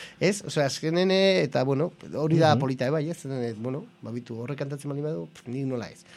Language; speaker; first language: Basque; non-native, local second language; Spanish